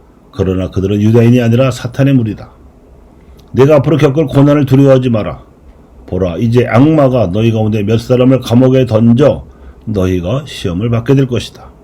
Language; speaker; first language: Korean; native; Korean